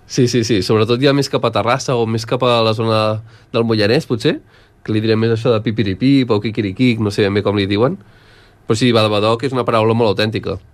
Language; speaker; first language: Catalan; native; Catalan